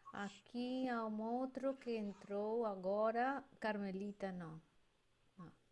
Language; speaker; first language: Portuguese; non-native, learner; Spanish